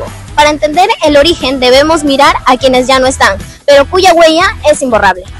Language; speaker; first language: Spanish; native; Spanish